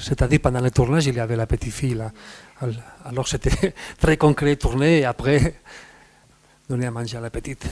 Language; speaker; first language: French; non-native, fluent; Spanish